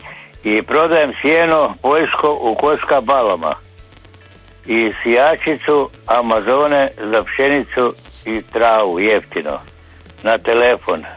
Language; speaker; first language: Croatian; native; Croatian